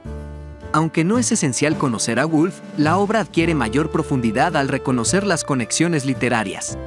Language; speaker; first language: Spanish; native; Spanish